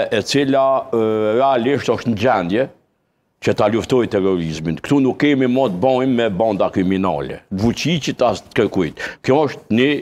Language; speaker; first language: Albanian; native; Albanian